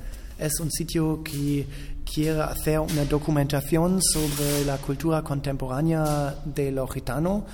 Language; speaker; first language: Spanish; non-native, fluent; German